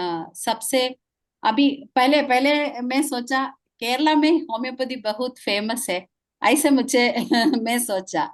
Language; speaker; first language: Hindi; non-native, local second language; Malayalam